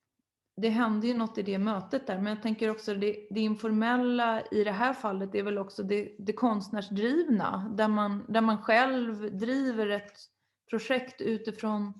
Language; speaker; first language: Swedish; native; Swedish